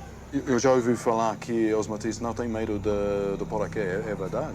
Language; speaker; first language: Portuguese; non-native, learner; English